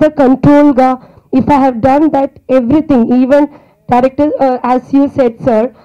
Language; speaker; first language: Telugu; non-native, learner; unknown